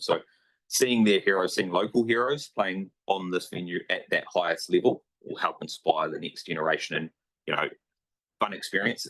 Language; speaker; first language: English; native; English